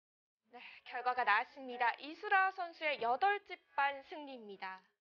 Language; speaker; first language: Korean; native; Korean